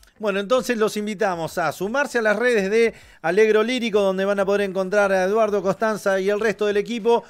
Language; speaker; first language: Spanish; native; Spanish